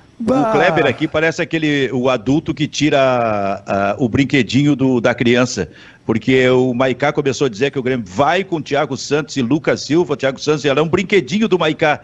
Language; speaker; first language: Portuguese; native; Portuguese